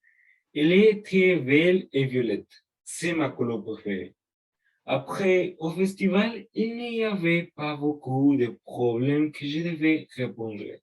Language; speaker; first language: French; non-native, learner; Spanish